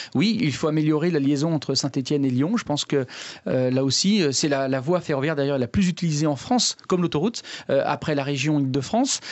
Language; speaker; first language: French; native; French